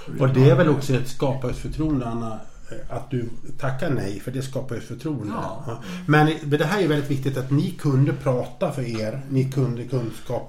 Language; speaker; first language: Swedish; native; Swedish